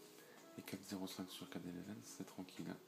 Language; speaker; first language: French; native; French